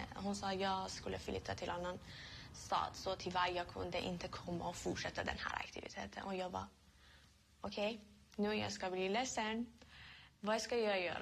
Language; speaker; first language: Swedish; non-native, learner; Persian